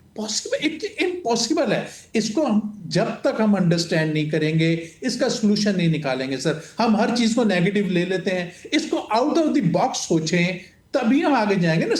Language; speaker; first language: Urdu; non-native, local second language; Punjabi